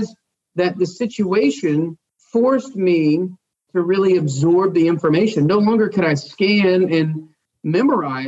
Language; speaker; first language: English; native; English